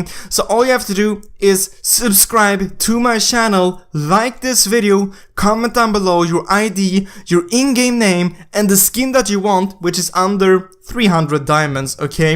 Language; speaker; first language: English; non-native, fluent; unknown